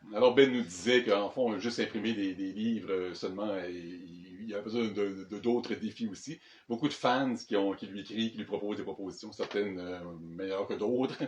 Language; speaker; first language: French; native; French